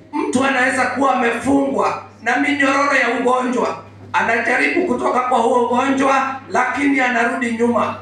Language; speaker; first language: Swahili; native; Swahili